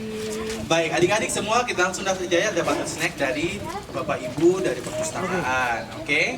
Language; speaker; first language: Malay; native; Malay